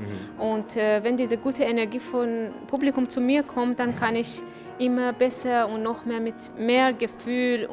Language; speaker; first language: German; non-native, fluent; Persian